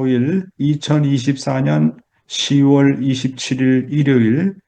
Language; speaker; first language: Korean; native; Korean